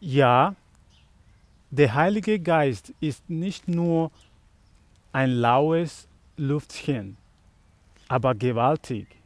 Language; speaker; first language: German; non-native, learner; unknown